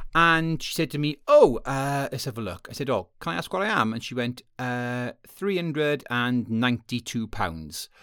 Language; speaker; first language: English; native; English